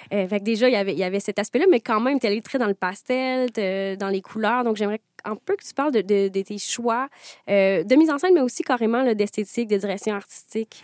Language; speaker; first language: French; native; French